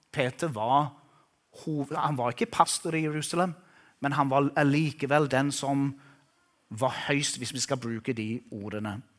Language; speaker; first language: Norwegian; non-native, fluent; English